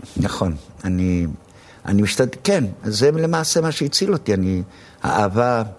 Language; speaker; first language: Hebrew; early bilingual, other home language; Arabic